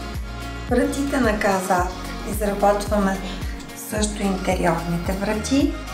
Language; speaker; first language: Bulgarian; native; Bulgarian